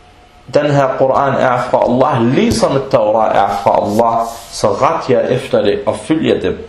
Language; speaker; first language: Danish; non-native, local second language; Arabic